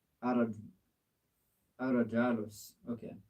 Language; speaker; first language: Spanish; non-native, learner; English